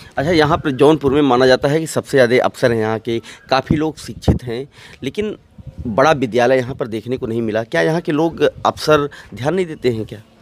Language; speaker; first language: Hindi; native; Hindi